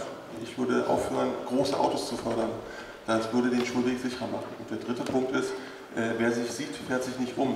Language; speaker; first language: German; native; German